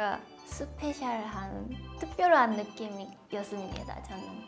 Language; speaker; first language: Korean; non-native, fluent; Japanese